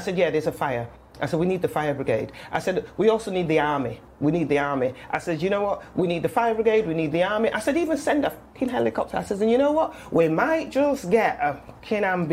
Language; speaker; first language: English; native; English